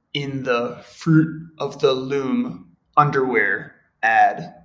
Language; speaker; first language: English; native; English